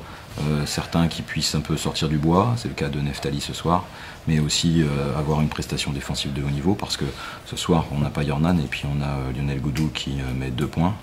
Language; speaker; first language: French; native; French